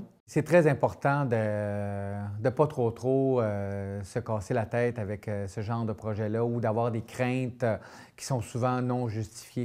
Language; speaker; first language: French; native; French